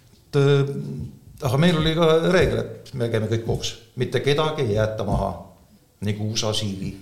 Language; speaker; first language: Estonian; native; Estonian